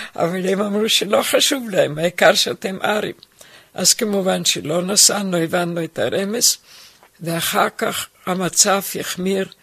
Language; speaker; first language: Hebrew; non-native, fluent; German